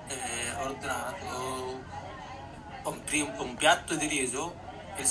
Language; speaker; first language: Italian; non-native, learner; Arabic